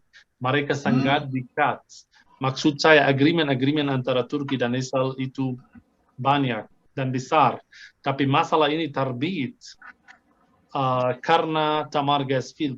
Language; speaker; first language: Indonesian; non-native, fluent; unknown